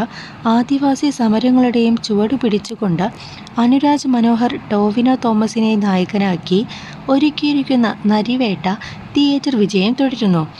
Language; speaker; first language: Malayalam; native; Malayalam